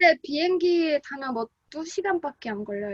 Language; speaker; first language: Korean; non-native, fluent; Russian